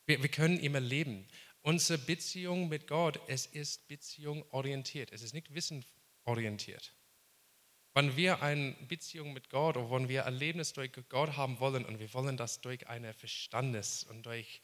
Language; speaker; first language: German; non-native, fluent; English